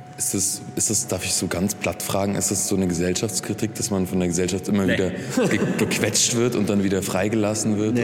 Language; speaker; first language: German; native; German